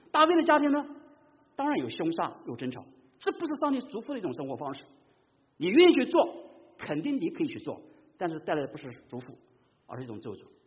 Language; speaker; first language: Chinese; native; Chinese